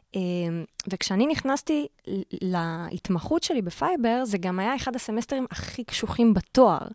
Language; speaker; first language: Hebrew; native; Hebrew